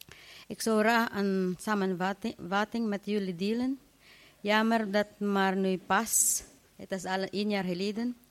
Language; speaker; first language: Dutch; non-native, fluent; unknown